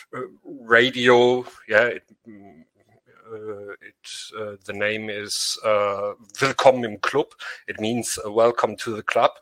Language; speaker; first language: English; non-native, learner; German